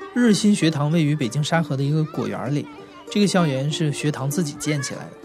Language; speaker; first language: Chinese; native; Chinese